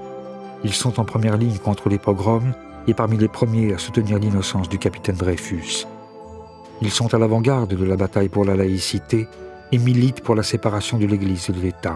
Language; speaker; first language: French; native; French